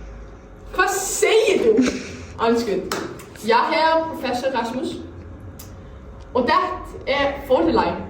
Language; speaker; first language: Danish; non-native, learner; Icelandic